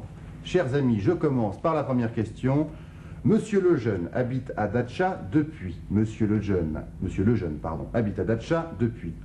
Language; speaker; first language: French; native; French